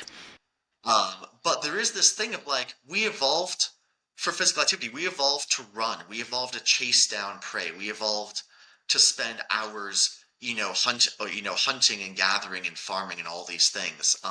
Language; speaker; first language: English; native; English